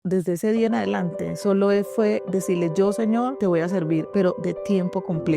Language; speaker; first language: Spanish; native; Spanish